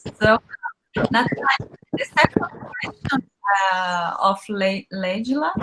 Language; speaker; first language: English; non-native, learner; Portuguese